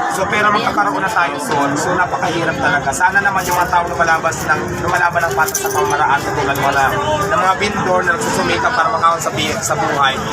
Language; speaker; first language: Filipino; non-native, local second language; Waray